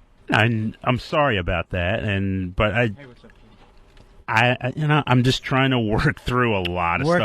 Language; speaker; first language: English; native; English